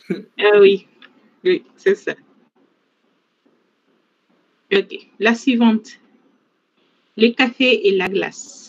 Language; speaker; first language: French; non-native, fluent; Spanish